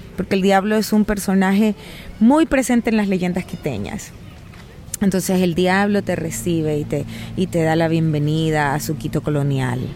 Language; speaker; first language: Spanish; native; Spanish